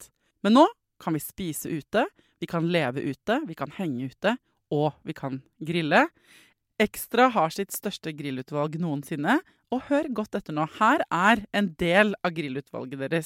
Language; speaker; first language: Norwegian; native; Norwegian